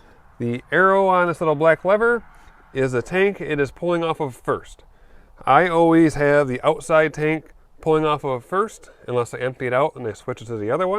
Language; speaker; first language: English; native; English